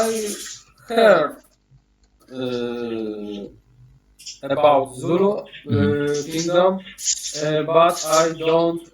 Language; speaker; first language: English; non-native, learner; Polish